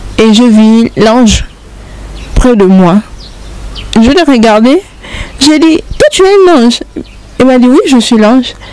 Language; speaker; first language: French; non-native, local second language; Lingala